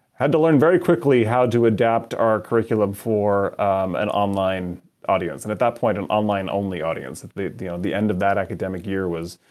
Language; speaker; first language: English; native; English